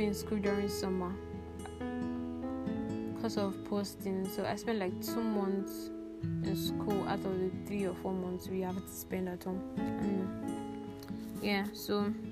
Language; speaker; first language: English; non-native, local second language; Yoruba